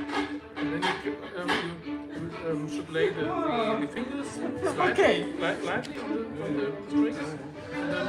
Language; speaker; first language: English; non-native, learner; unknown